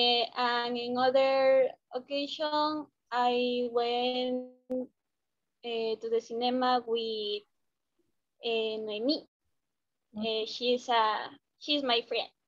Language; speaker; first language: English; non-native, learner; Spanish